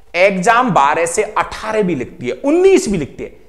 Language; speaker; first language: Hindi; native; Hindi